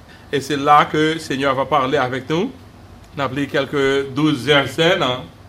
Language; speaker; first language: French; native; French